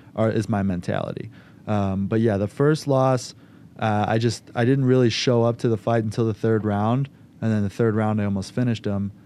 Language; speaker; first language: English; native; English